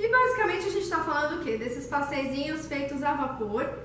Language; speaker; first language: Portuguese; native; Portuguese